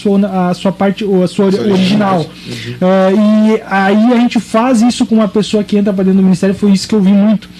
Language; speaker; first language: Portuguese; native; Portuguese